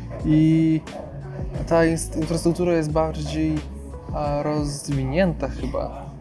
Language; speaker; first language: Polish; non-native, fluent; Russian